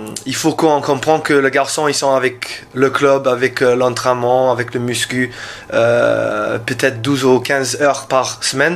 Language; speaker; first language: French; non-native, learner; English